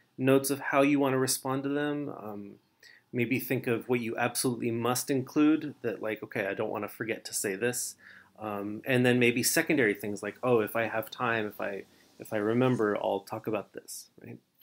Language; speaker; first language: English; native; English